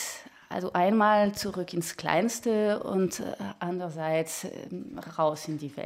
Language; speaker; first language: German; non-native, fluent; French